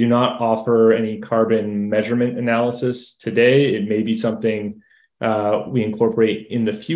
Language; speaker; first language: English; native; English